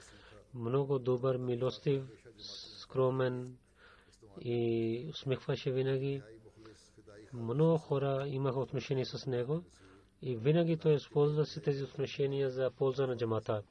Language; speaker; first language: Bulgarian; non-native, fluent; Urdu